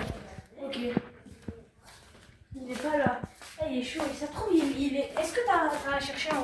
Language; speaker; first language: French; native; French